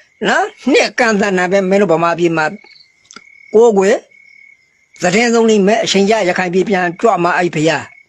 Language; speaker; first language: Burmese; native; Burmese